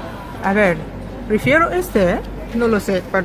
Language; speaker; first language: Spanish; non-native, fluent; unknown